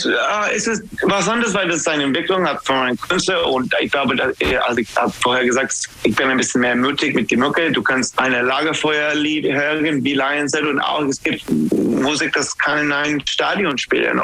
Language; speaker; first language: German; non-native, learner; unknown